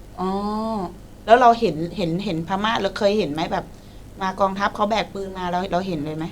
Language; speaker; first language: Thai; native; Thai